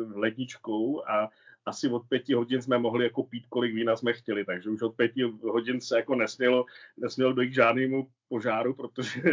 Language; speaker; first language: Czech; native; Czech